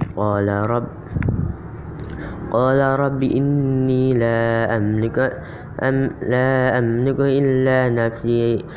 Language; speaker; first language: Arabic; non-native, learner; Indonesian